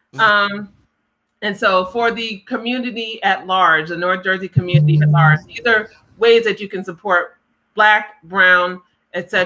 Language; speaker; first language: English; native; English